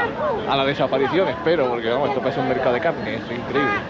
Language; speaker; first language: Spanish; native; Spanish